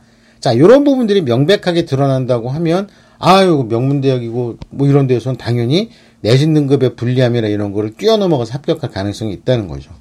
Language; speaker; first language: Korean; native; Korean